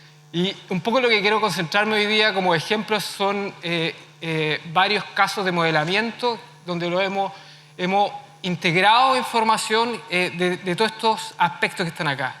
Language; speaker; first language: Spanish; native; Spanish